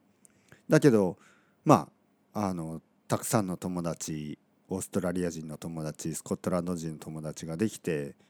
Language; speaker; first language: Japanese; native; Japanese